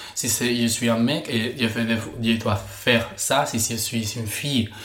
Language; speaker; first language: French; non-native, learner; Spanish